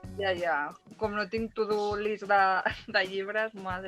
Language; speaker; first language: Catalan; native; Catalan